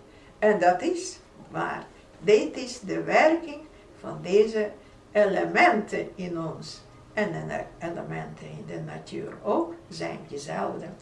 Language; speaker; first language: Dutch; non-native, fluent; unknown